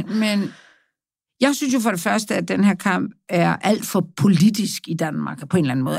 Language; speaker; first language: Danish; native; Danish